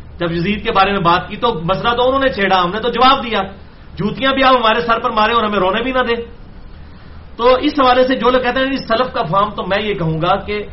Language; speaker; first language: Urdu; non-native, local second language; Punjabi